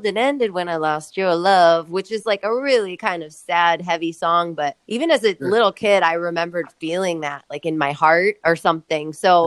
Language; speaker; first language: English; native; English